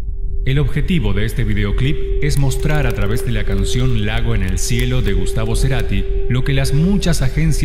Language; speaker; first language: Spanish; native; Spanish